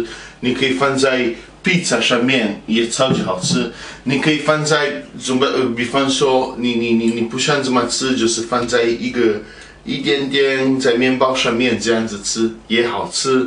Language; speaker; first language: Chinese; non-native, fluent; Italian